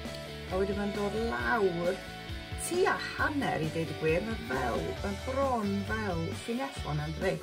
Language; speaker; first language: Welsh; non-native, local second language; English